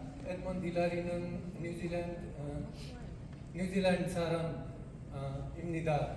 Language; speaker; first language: Korean; non-native, learner; Nepali